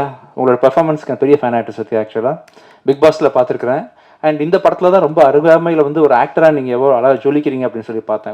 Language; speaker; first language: Tamil; native; Tamil